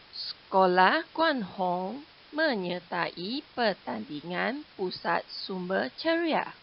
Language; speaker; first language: Malay; non-native, local second language; Chinese